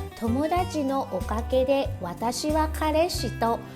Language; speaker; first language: Japanese; non-native, fluent; Thai